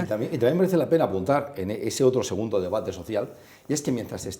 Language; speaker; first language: Spanish; native; Spanish